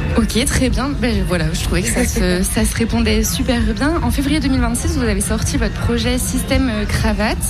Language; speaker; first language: French; native; French